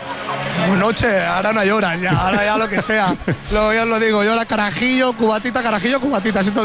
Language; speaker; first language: Spanish; native; Spanish